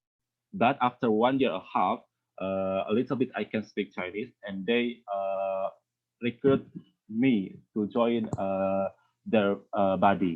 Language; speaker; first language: English; non-native, learner; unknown